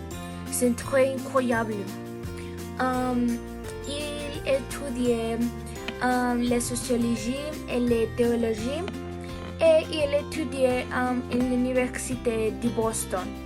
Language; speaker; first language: French; non-native, learner; English